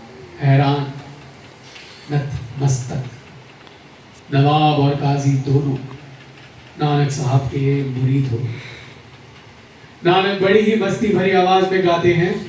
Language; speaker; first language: Hindi; native; Hindi